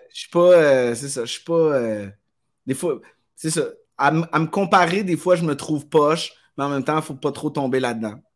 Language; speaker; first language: French; native; French